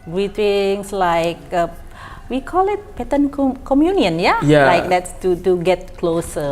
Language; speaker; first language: English; non-native, fluent; Indonesian